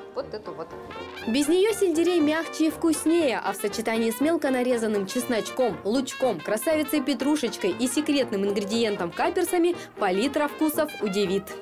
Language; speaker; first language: Russian; native; Russian